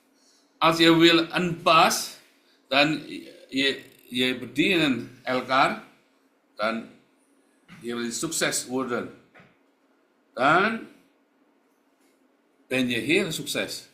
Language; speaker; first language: Dutch; non-native, learner; Indonesian